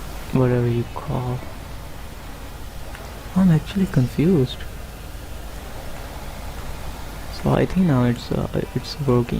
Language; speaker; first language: English; non-native, fluent; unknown